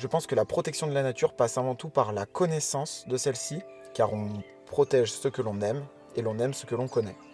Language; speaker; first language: French; native; French